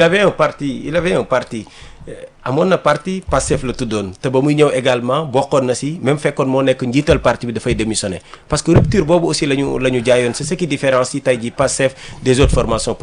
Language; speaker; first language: French; non-native, local second language; Wolof